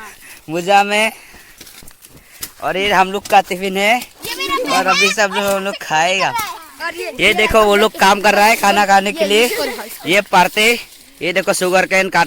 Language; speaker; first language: Hindi; non-native, local second language; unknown